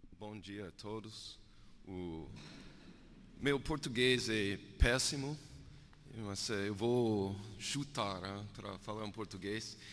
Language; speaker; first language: Portuguese; non-native, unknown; English